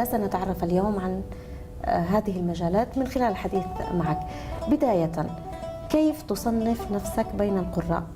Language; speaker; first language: Arabic; native; Arabic